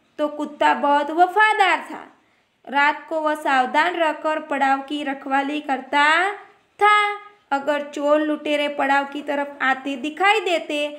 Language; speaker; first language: Hindi; non-native, local second language; Gujarati